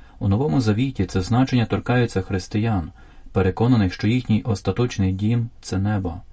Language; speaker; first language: Ukrainian; native; Ukrainian